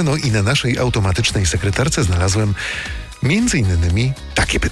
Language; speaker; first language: Polish; native; Polish